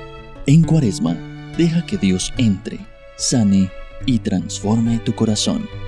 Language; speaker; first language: Spanish; native; Spanish